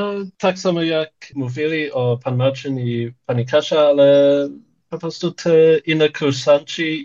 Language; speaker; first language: Polish; early bilingual, heritage; English